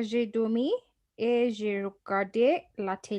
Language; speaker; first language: French; non-native, learner; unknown